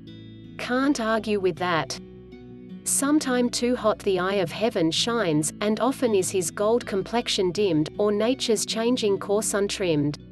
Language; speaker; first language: English; native; English